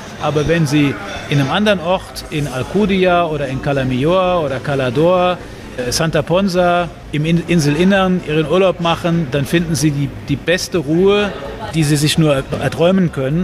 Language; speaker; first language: German; native; German